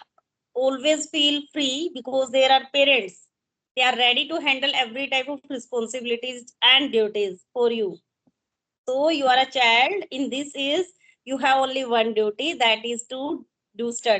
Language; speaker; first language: English; non-native, local second language; Hindi